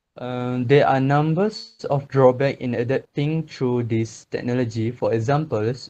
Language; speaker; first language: English; non-native, local second language; Malay